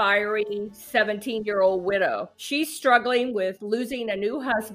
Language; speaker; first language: English; native; English